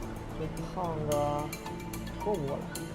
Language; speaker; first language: Chinese; native; Chinese